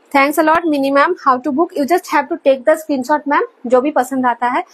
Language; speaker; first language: Hindi; non-native, local second language; Bangla